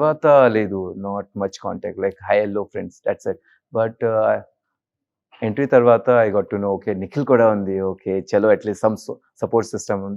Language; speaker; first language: Telugu; non-native, learner; Hindi